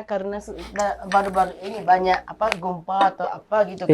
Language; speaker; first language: Indonesian; non-native, fluent; Japanese